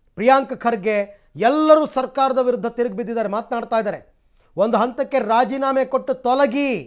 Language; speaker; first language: Kannada; native; Kannada